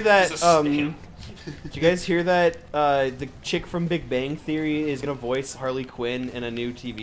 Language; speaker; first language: English; native; English